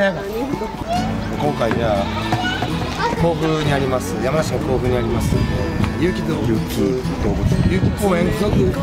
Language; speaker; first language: Japanese; native; Japanese